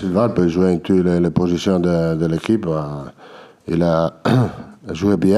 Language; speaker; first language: French; non-native, learner; Italian